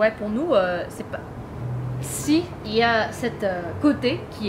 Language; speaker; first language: French; non-native, fluent; English